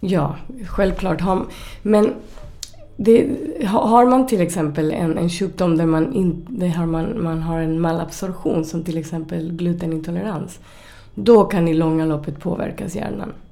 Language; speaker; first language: Swedish; non-native, fluent; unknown